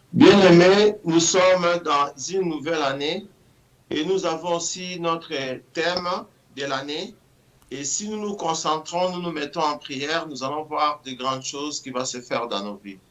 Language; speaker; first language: French; non-native, local second language; Lingala